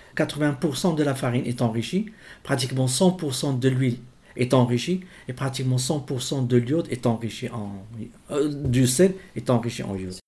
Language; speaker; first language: French; non-native, local second language; Arabic